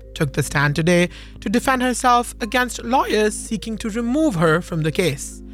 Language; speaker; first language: English; non-native, local second language; Hindi